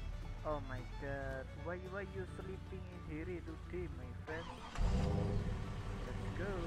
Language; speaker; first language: English; non-native, learner; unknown